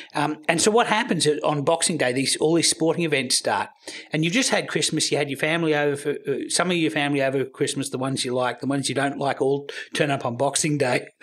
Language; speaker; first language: English; native; English